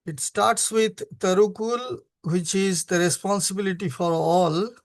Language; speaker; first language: English; non-native, local second language; Hindi